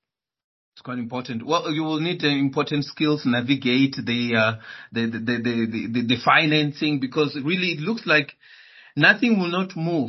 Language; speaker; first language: English; non-native, local second language; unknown